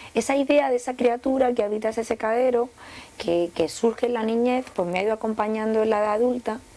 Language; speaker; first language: Spanish; native; Spanish